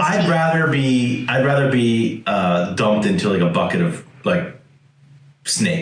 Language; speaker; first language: English; native; English